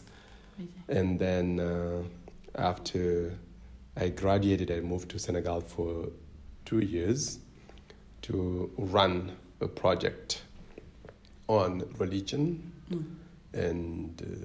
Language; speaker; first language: English; non-native, fluent; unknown